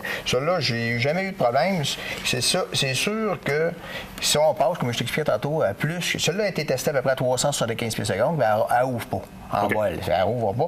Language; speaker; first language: French; native; French